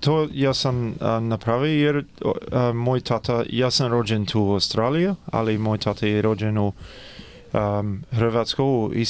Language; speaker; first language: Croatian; early bilingual, heritage; Croatian